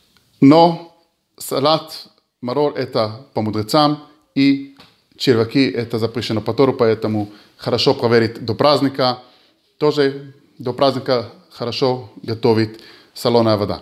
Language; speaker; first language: Russian; early bilingual, heritage; Hebrew